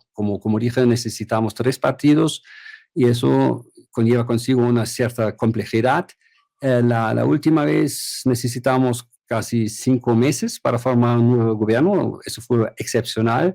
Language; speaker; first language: Spanish; non-native, fluent; German